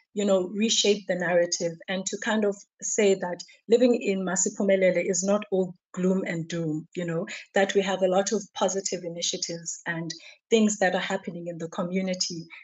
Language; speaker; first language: English; non-native, local second language; Xhosa